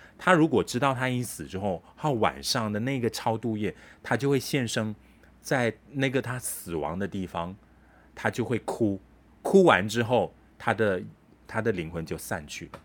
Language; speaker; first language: Chinese; native; Chinese